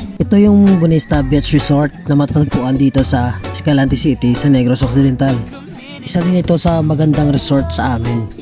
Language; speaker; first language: Filipino; non-native, local second language; Hiligaynon